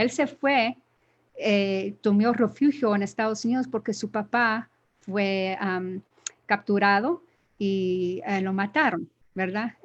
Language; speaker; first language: Spanish; early bilingual, other home language; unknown